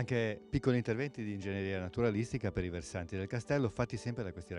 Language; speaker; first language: Italian; native; Italian